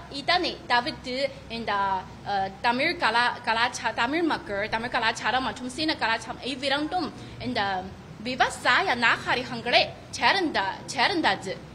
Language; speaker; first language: Tamil; non-native, fluent; Chinese